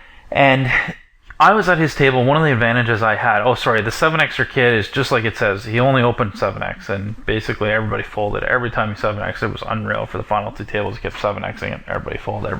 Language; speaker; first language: English; native; English